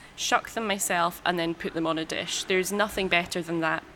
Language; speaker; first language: English; native; English